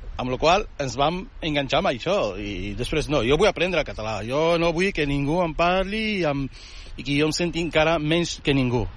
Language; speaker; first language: Catalan; early bilingual, other home language; Arabic